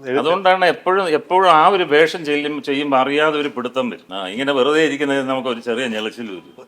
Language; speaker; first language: Malayalam; native; Malayalam